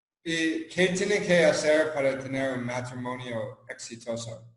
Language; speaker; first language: Spanish; non-native, fluent; English